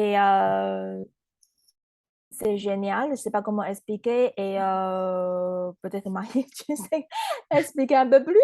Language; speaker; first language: French; non-native, fluent; Chinese